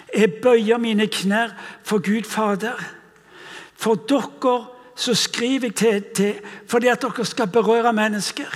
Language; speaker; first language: Norwegian; non-native, fluent; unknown